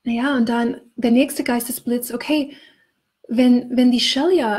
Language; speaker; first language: German; non-native, fluent; English